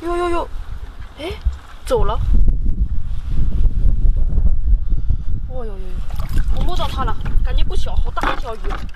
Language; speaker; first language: Chinese; native; Chinese